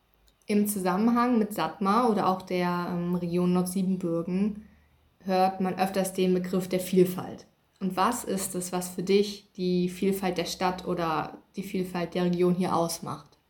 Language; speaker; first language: German; native; German